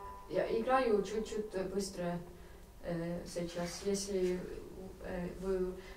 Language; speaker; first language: Russian; non-native, learner; Estonian